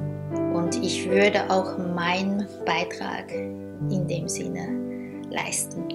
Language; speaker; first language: German; non-native, fluent; Chinese